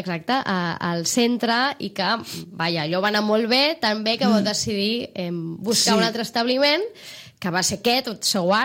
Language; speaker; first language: Catalan; native; Catalan